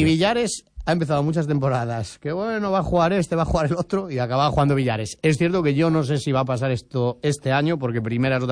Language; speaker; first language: Spanish; native; Spanish